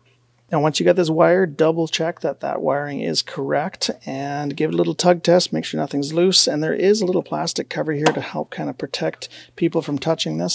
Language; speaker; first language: English; native; English